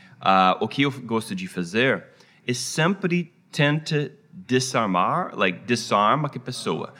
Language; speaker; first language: Portuguese; non-native, fluent; English